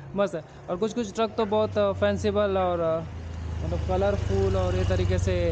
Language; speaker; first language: Hindi; native; Hindi